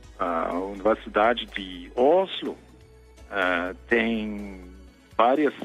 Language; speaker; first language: Portuguese; non-native, fluent; Norwegian